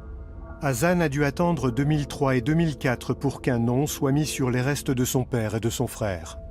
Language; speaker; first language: French; native; French